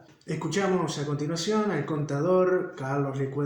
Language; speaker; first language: Spanish; native; Spanish